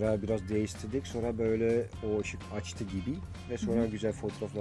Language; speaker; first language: Turkish; non-native, fluent; Dutch